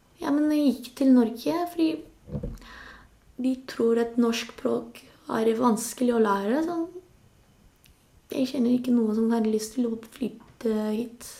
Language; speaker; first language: Norwegian; non-native, local second language; Spanish